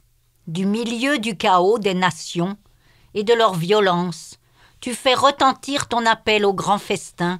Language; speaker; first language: French; native; French